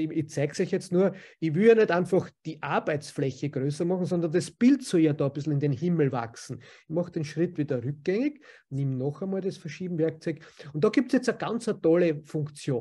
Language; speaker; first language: German; native; German